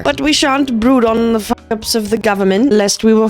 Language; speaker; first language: English; native; English